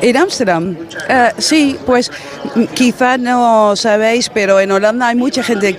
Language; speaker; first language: Spanish; non-native, fluent; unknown